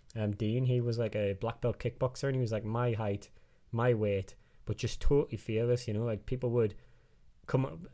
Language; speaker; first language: English; native; English